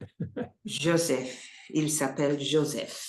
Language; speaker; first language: French; non-native, learner; English